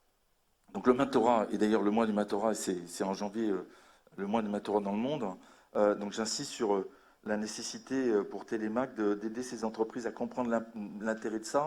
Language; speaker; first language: French; native; French